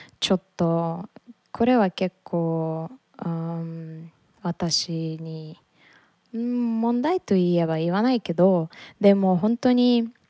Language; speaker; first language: Japanese; non-native, learner; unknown